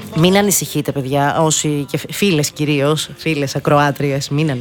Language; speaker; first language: Greek; native; Greek